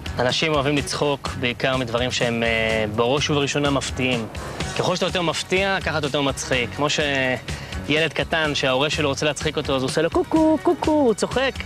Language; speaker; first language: Hebrew; native; Hebrew